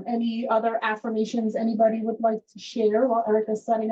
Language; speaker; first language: English; native; English